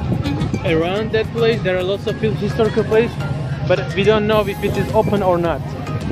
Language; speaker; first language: English; non-native, fluent; Turkish